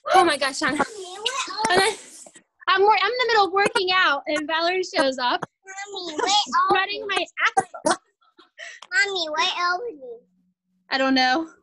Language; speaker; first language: English; native; English